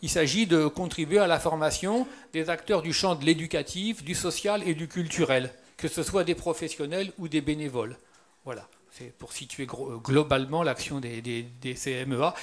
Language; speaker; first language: French; native; French